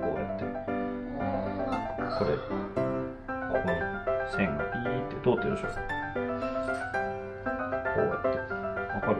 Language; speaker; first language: Japanese; native; Japanese